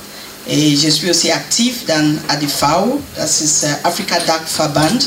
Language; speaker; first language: French; non-native, learner; English